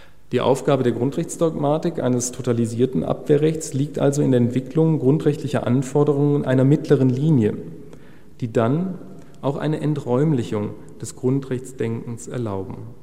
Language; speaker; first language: German; native; German